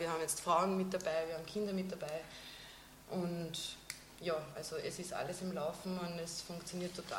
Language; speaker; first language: German; native; German